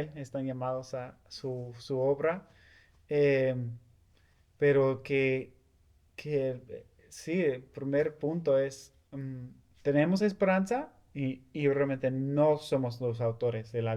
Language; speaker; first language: Spanish; non-native, fluent; English